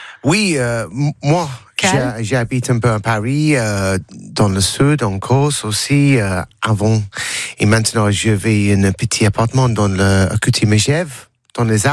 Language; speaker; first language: French; non-native, learner; English